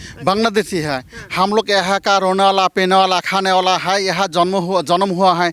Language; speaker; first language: Hindi; non-native, local second language; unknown